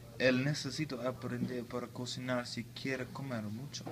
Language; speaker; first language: Spanish; non-native, learner; English